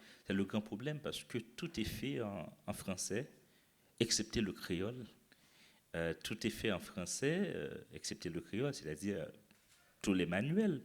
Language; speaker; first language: French; non-native, local second language; Haitian Creole